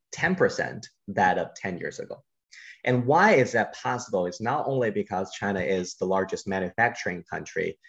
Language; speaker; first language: English; non-native, fluent; Chinese